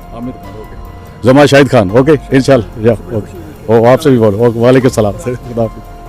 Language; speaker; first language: Urdu; native; Urdu